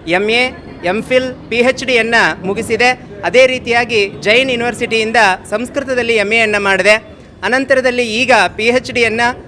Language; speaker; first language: Kannada; native; Kannada